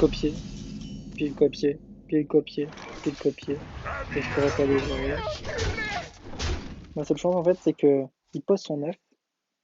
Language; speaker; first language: French; native; French